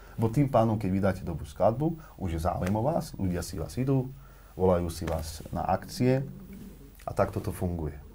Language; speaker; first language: Slovak; native; Slovak